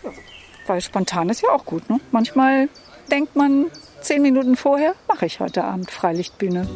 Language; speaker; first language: German; native; German